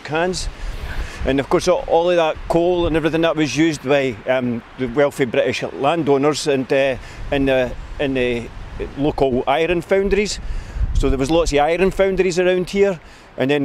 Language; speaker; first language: English; native; English